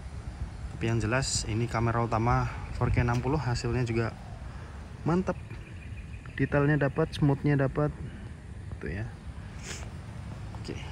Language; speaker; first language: Indonesian; native; Indonesian